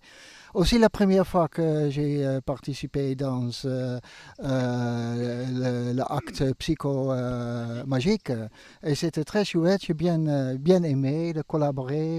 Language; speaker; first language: French; non-native, fluent; Dutch